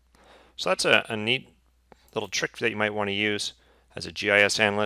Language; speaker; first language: English; native; English